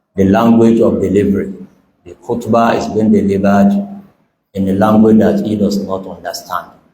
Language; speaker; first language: English; non-native, local second language; Yoruba